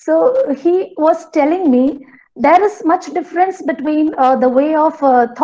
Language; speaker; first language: English; non-native, local second language; Malayalam